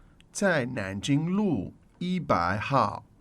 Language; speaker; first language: Chinese; non-native, learner; English